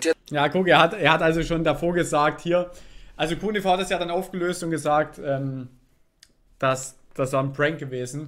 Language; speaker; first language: German; native; German